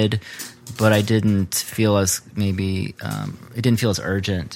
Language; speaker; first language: English; native; English